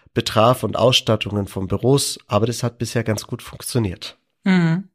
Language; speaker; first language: German; native; German